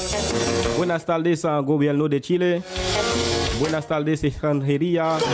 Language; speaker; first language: Spanish; non-native, learner; Haitian Creole